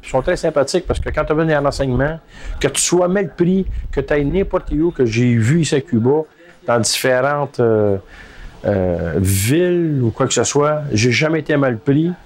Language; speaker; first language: French; native; French